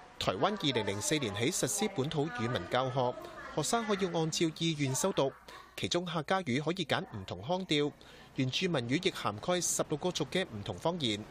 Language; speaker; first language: Chinese; non-native, local second language; Cantonese